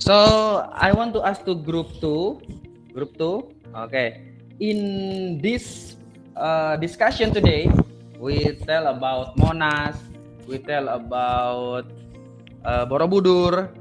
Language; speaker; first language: English; non-native, learner; Indonesian